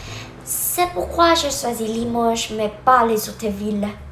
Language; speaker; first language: French; non-native, learner; Vietnamese